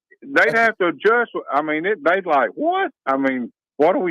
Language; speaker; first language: English; native; English